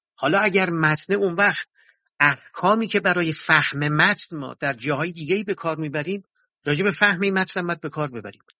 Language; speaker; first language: Persian; native; Persian